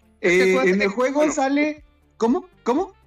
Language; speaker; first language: Spanish; native; Spanish